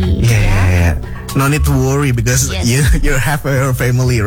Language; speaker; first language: English; non-native, learner; Indonesian